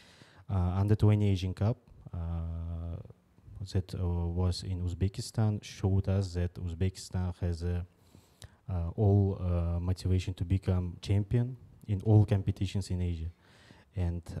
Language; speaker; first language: English; non-native, fluent; Uzbek